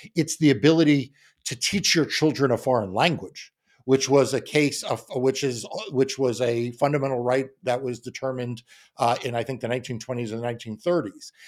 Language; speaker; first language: English; native; English